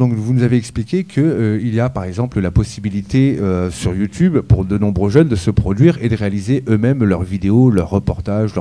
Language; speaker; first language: French; native; French